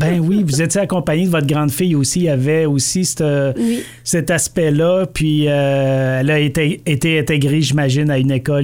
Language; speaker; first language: French; native; French